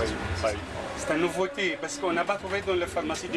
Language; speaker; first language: French; non-native, fluent; Arabic